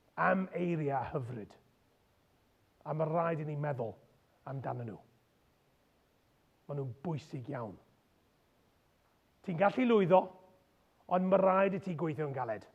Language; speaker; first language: Welsh; non-native, local second language; English